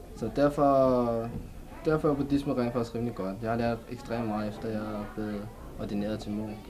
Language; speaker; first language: Danish; early bilingual, other home language; Thai